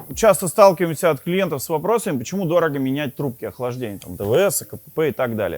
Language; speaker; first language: Russian; native; Russian